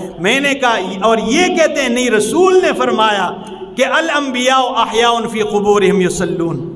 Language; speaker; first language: Urdu; non-native, local second language; Pashto